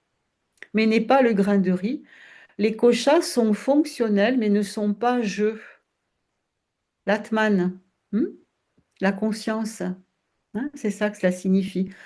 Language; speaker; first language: French; native; French